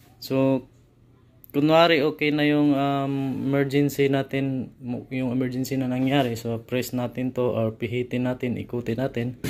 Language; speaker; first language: Filipino; non-native, local second language; Cebuano